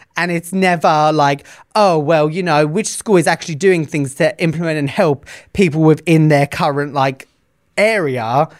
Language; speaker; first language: English; native; English